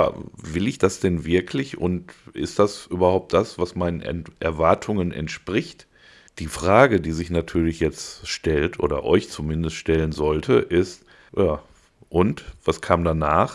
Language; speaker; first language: German; native; German